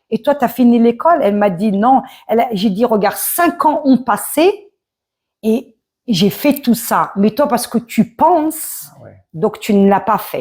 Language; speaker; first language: French; early bilingual, other home language; Arabic